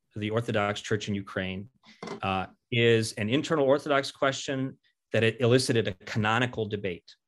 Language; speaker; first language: English; early bilingual, other home language; Ukrainian